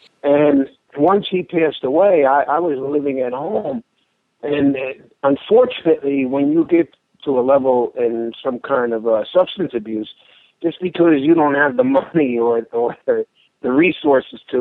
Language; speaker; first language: English; native; English